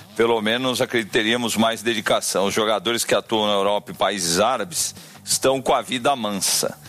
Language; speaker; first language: Portuguese; native; Portuguese